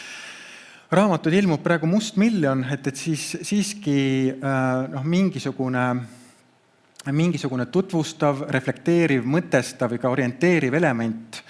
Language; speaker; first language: Estonian; native; Estonian